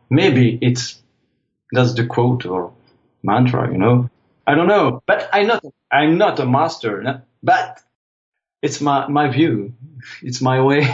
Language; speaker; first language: English; non-native, fluent; French